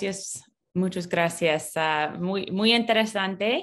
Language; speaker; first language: Spanish; non-native, fluent; English